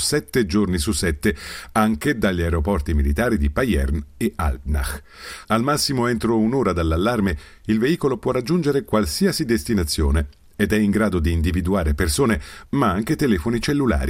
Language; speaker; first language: Italian; native; Italian